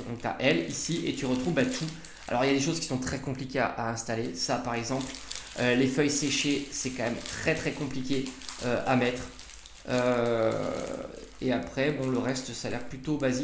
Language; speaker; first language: French; native; French